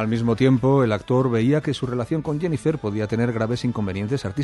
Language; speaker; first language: Spanish; native; Spanish